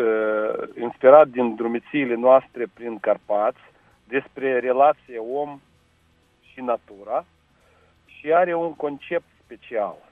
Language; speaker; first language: Romanian; non-native, local second language; Russian